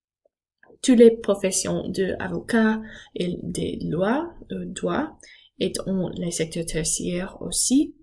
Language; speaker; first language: French; non-native, learner; English